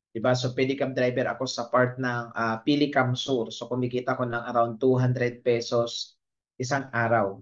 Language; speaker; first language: Filipino; non-native, local second language; Bikol